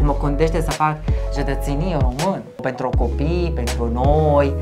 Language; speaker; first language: Romanian; non-native, learner; Arabic